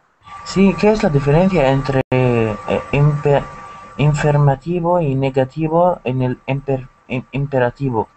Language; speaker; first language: Spanish; non-native, learner; Arabic